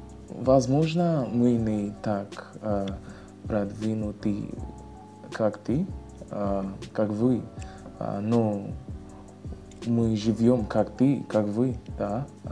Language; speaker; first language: Russian; non-native, learner; English